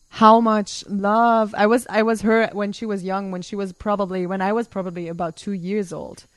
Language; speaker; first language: English; non-native, fluent; German